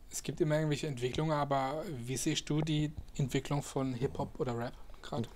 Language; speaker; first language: German; native; German